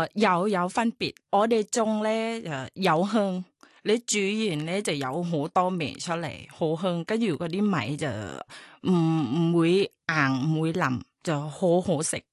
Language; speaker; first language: Cantonese; non-native, learner; Thai